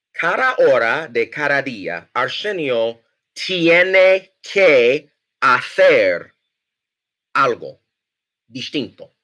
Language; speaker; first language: Spanish; non-native, fluent; English